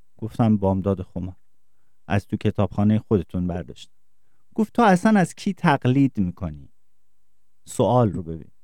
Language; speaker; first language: Persian; native; Persian